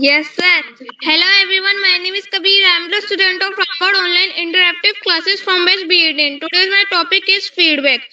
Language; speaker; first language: English; non-native, learner; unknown